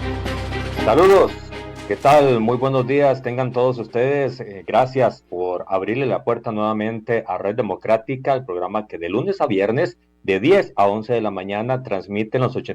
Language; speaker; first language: Spanish; native; Spanish